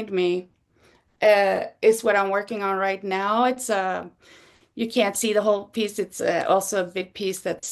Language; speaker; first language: English; non-native, fluent; Swedish